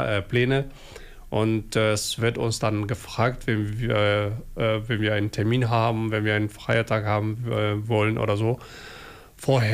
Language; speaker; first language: German; non-native, learner; Somali